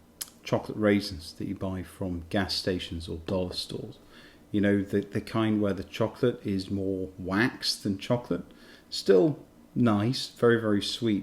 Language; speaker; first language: English; native; English